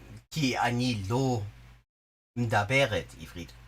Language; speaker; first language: Hebrew; non-native, learner; English